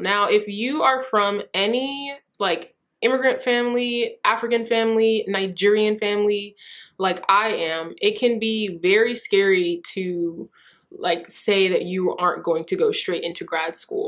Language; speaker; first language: English; early bilingual, other home language; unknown